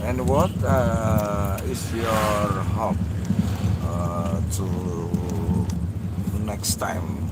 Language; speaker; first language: English; non-native, learner; Indonesian